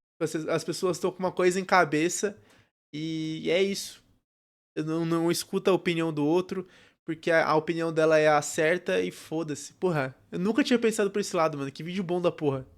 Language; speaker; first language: Portuguese; native; Portuguese